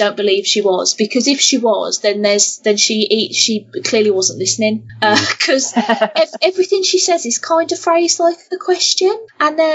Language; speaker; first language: English; native; English